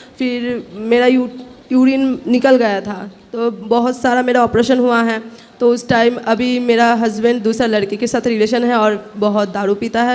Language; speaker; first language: Hindi; non-native, local second language; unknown